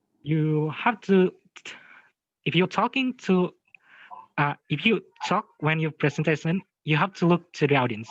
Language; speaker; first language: English; non-native, learner; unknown